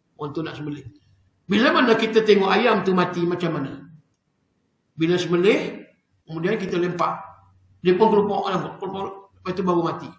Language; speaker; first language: Malay; native; Malay